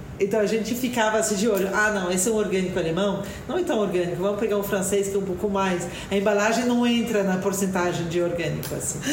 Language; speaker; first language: Portuguese; non-native, fluent; French